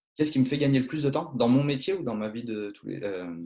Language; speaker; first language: French; native; French